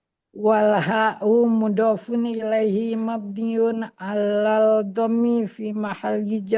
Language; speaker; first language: Arabic; non-native, learner; Indonesian